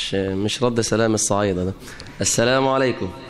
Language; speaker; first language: Arabic; native; Arabic